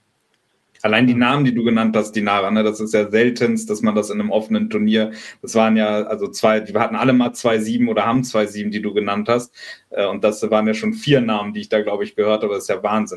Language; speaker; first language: German; native; German